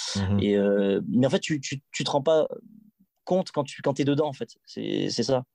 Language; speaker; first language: French; native; French